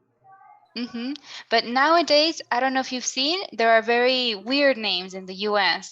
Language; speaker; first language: English; non-native, fluent; Spanish